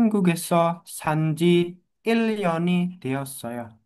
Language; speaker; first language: Korean; non-native, learner; Indonesian